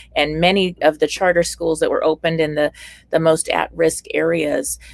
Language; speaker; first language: English; native; English